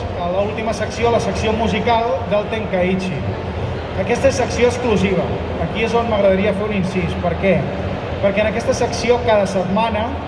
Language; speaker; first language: Catalan; native; Catalan